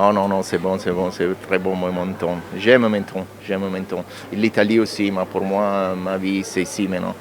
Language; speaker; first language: French; non-native, learner; Italian